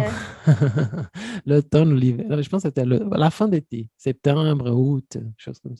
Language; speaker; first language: French; non-native, fluent; Portuguese